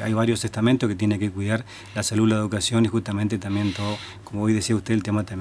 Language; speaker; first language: Spanish; native; Spanish